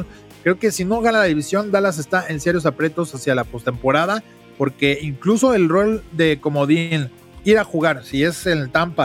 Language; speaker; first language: Spanish; native; Spanish